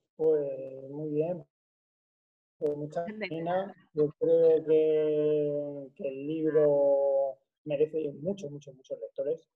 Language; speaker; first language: Spanish; native; Spanish